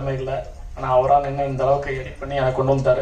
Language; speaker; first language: Tamil; native; Tamil